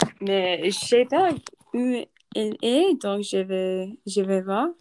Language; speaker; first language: French; non-native, learner; English